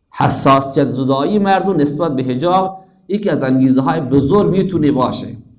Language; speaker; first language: Persian; non-native, local second language; Baluchi